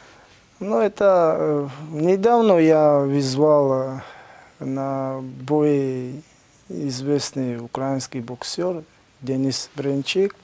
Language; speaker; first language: Russian; non-native, learner; Georgian